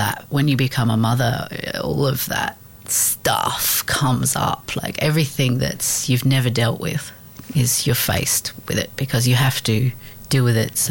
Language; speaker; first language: English; native; English